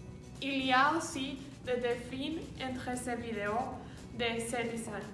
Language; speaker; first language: French; non-native, learner; Spanish